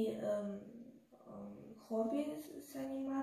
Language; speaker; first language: Russian; early bilingual, heritage; Russian